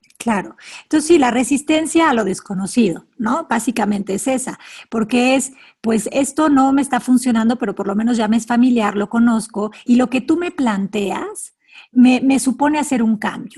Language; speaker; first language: Spanish; native; Spanish